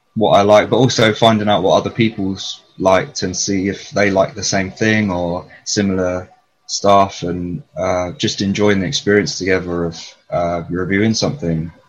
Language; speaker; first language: English; native; English